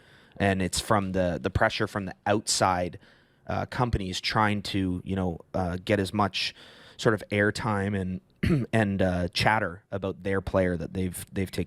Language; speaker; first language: English; native; English